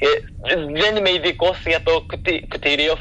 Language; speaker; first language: Greek; non-native, fluent; Japanese